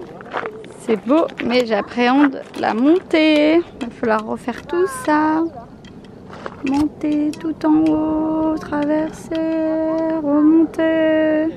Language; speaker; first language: French; native; French